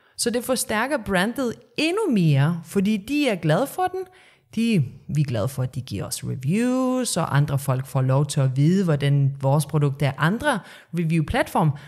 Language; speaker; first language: Danish; non-native, fluent; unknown